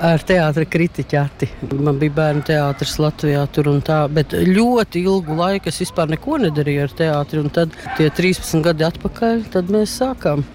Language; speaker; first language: Latvian; native; Latvian